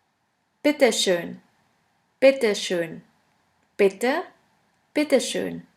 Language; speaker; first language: German; non-native, fluent; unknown